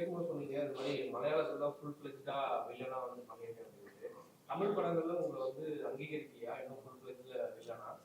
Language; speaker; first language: Tamil; native; Tamil